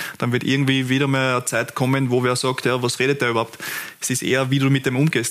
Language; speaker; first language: German; native; German